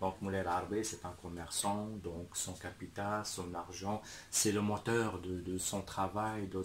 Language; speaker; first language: French; non-native, local second language; Arabic